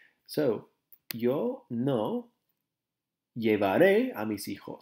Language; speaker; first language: Spanish; non-native, fluent; English